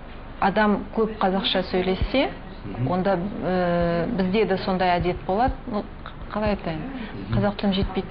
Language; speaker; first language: Kazakh; non-native, local second language; Russian